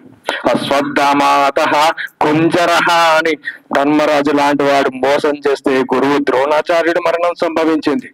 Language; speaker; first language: Telugu; native; Telugu